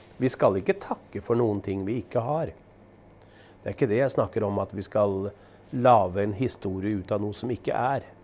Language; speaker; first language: Norwegian; native; Norwegian